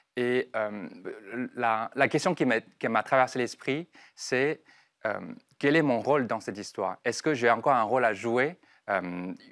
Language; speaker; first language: French; non-native, fluent; Chinese